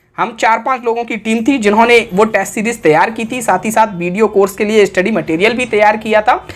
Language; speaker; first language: Hindi; native; Hindi